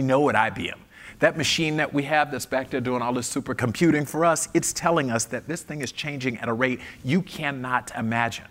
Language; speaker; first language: English; native; English